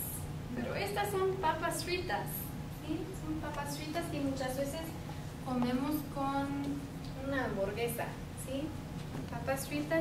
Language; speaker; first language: Spanish; non-native, fluent; English